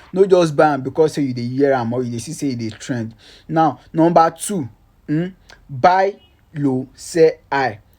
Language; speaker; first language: Nigerian Pidgin; native; Nigerian Pidgin